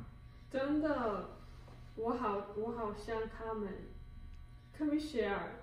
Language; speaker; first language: Chinese; non-native, learner; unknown